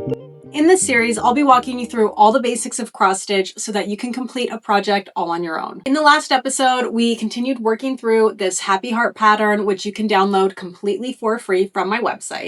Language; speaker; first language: English; native; English